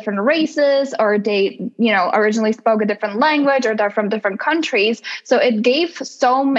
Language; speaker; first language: English; non-native, fluent; Czech